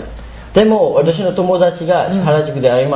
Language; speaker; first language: Japanese; non-native, learner; Burmese